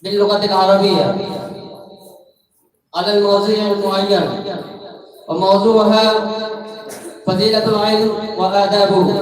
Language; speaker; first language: Arabic; non-native, learner; Bangla